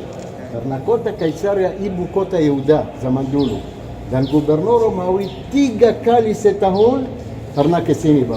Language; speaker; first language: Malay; non-native, fluent; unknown